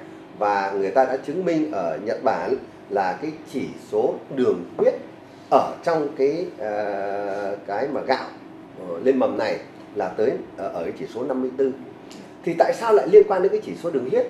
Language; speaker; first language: Vietnamese; native; Vietnamese